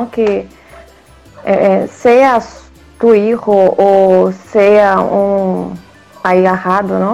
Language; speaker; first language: Spanish; non-native, fluent; Portuguese